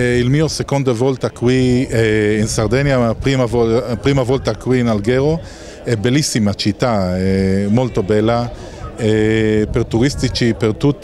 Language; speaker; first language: Italian; non-native, learner; Hebrew